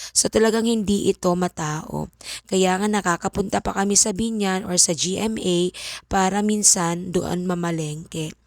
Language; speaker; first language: Filipino; non-native, local second language; Bikol